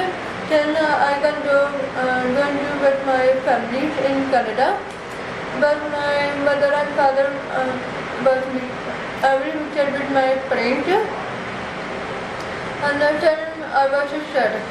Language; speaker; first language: English; non-native, learner; Punjabi